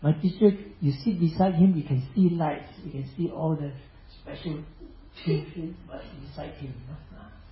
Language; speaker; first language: English; non-native, local second language; Chinese